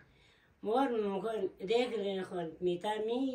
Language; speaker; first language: Spanish; non-native, local second language; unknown